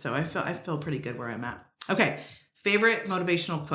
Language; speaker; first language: English; native; English